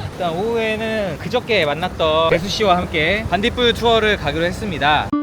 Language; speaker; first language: Korean; native; Korean